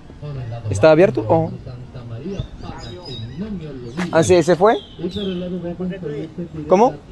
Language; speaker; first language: Spanish; non-native, learner; French